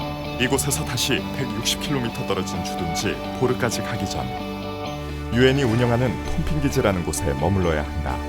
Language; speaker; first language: Korean; native; Korean